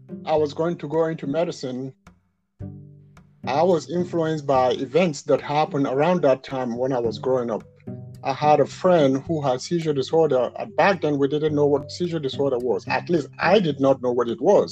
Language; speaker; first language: English; non-native, local second language; Yoruba